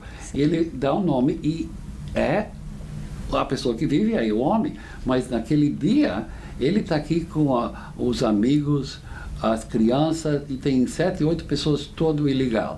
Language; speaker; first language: Portuguese; non-native, fluent; English